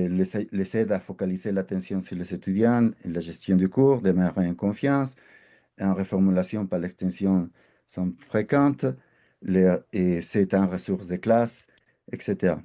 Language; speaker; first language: French; non-native, fluent; Spanish